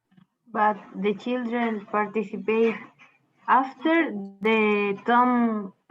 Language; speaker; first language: English; non-native, learner; Spanish